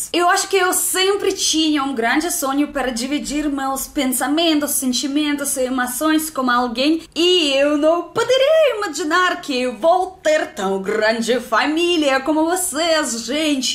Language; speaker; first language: Portuguese; non-native, learner; Russian